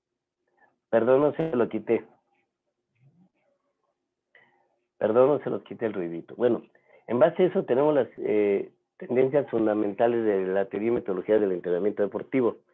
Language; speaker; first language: Spanish; native; Spanish